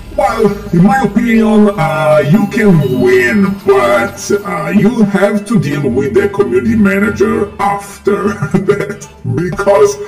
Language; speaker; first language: English; non-native, fluent; Italian